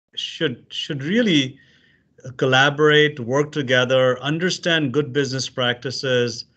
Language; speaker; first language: English; non-native, local second language; Urdu